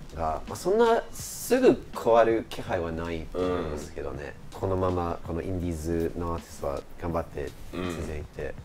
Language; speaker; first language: Japanese; non-native, fluent; English